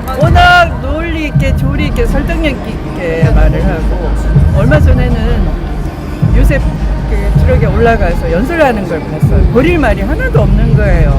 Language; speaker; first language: Korean; native; Korean